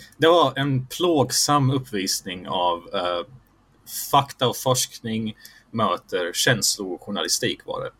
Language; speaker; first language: Swedish; early bilingual, other home language; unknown